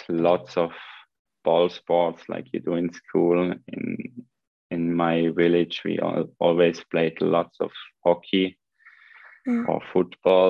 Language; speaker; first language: English; non-native, fluent; Swiss German